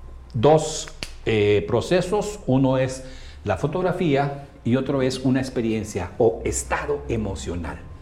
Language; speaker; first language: Spanish; native; Spanish